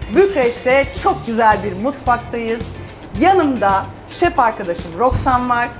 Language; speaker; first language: Turkish; native; Turkish